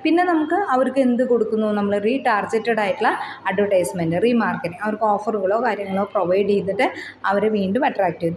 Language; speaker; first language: Malayalam; native; Malayalam